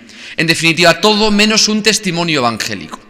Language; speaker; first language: Spanish; native; Spanish